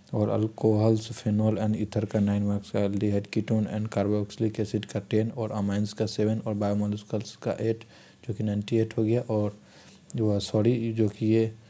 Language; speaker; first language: Hindi; native; Hindi